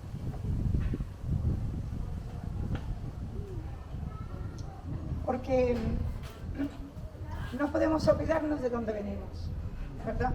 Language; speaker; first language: Spanish; non-native, fluent; Portuguese